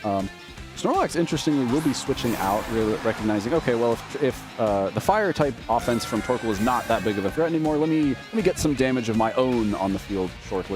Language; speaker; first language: English; native; English